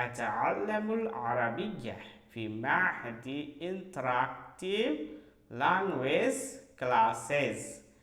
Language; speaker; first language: Arabic; non-native, fluent; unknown